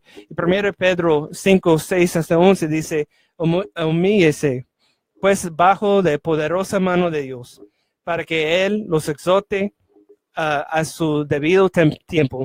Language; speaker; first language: Spanish; non-native, fluent; English